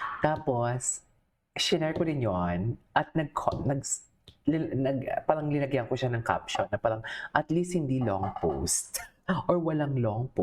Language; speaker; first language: Filipino; native; Filipino